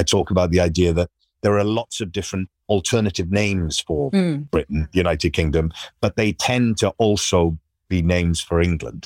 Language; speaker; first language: English; native; English